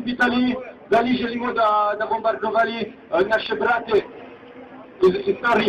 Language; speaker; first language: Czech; non-native, learner; Serbian